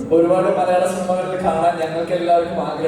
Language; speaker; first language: Malayalam; native; Malayalam